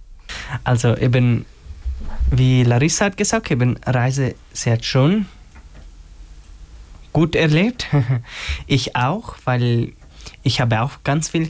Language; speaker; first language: German; non-native, learner; Albanian